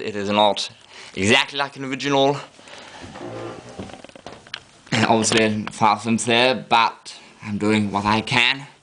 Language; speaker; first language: English; non-native, fluent; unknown